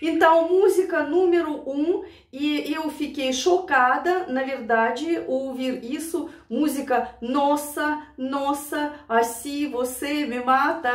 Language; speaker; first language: Portuguese; non-native, learner; Russian